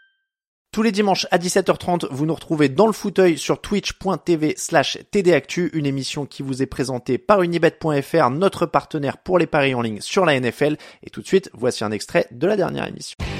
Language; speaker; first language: French; native; French